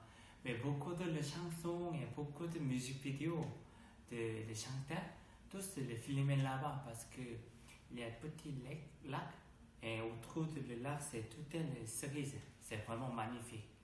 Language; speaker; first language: French; non-native, learner; Korean